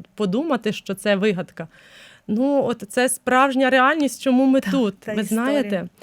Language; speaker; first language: Ukrainian; native; Ukrainian